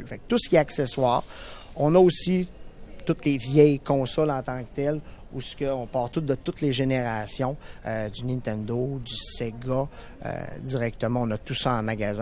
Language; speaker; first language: French; native; French